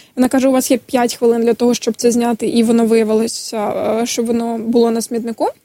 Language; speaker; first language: Ukrainian; non-native, local second language; Crimean Tatar